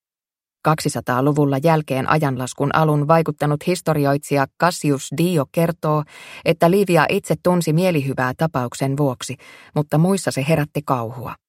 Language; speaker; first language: Finnish; native; Finnish